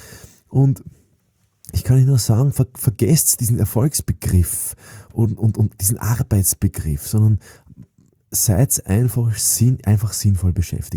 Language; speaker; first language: German; native; German